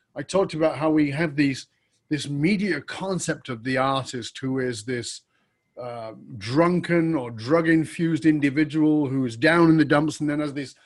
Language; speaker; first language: English; native; English